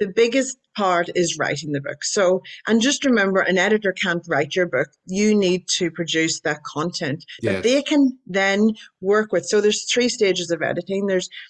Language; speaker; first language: English; native; English